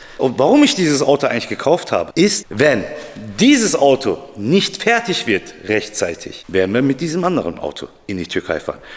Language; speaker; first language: German; early bilingual, other home language; Turkish